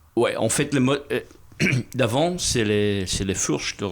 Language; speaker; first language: French; non-native, fluent; English